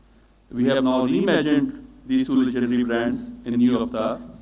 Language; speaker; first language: English; non-native, local second language; Hindi